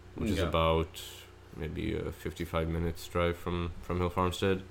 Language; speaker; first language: English; native; English